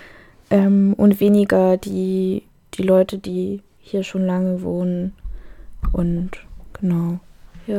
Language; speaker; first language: German; native; German